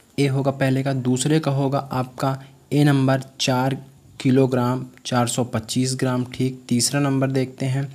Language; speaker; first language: Hindi; native; Hindi